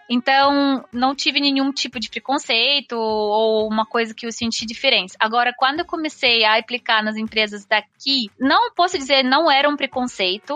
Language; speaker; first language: Portuguese; non-native, fluent; Russian